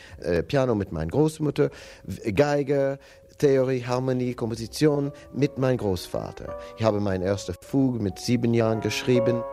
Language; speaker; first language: German; non-native, learner; English